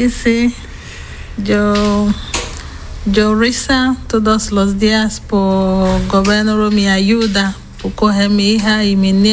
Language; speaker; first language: Spanish; non-native, learner; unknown